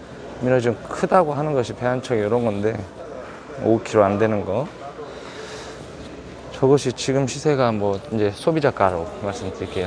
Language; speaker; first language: Korean; native; Korean